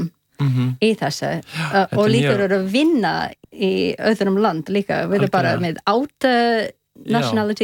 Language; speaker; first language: Icelandic; non-native, learner; English